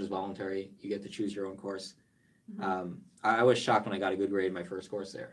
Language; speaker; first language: English; native; English